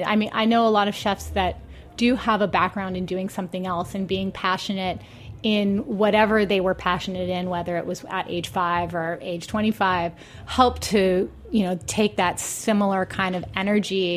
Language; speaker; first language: English; native; English